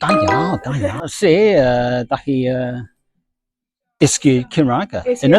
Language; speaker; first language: Welsh; non-native, learner; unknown